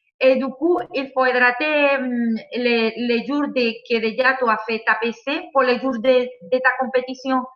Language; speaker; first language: French; non-native, fluent; Spanish